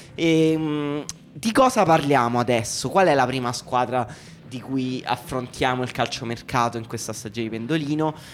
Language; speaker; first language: Italian; native; Italian